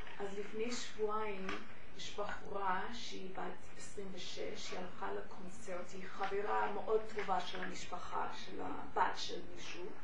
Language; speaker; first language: Hebrew; non-native, fluent; English